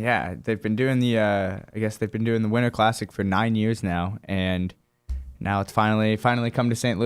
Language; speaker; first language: English; native; English